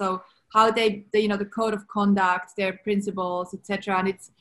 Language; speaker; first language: English; non-native, fluent; Swiss German